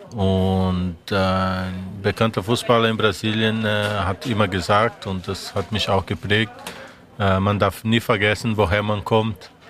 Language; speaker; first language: German; non-native, fluent; Portuguese